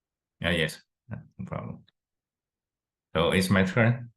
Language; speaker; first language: English; non-native, fluent; Chinese